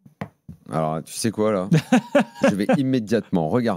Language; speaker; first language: French; native; French